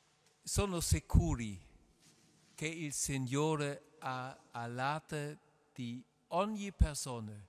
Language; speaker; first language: Italian; non-native, learner; German